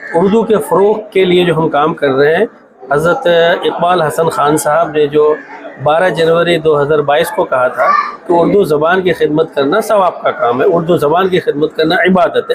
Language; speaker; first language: Hindi; non-native, local second language; Urdu